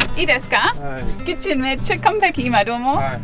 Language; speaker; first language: Japanese; non-native, learner; English